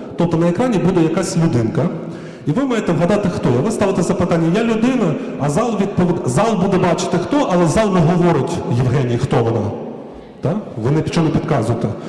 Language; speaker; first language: Ukrainian; native; Ukrainian